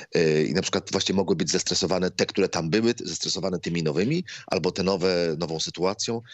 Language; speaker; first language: Polish; native; Polish